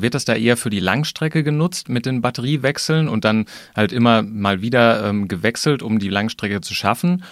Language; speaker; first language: German; native; German